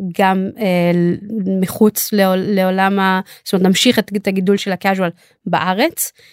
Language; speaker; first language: Hebrew; native; Hebrew